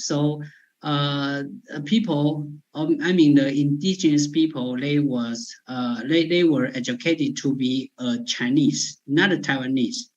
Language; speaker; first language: English; non-native, fluent; Chinese